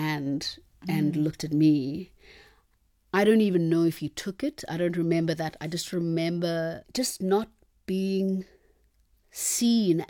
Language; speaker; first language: English; non-native, local second language; Xhosa